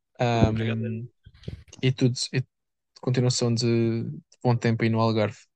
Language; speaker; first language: Portuguese; native; Portuguese